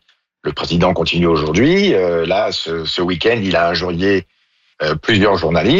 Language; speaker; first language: French; native; French